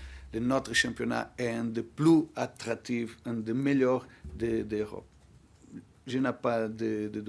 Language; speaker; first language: French; non-native, fluent; Portuguese